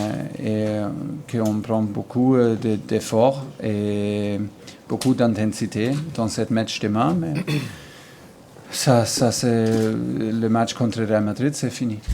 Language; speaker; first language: French; non-native, learner; German